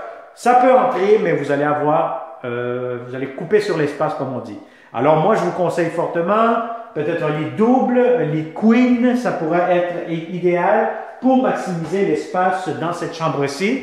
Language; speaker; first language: French; native; French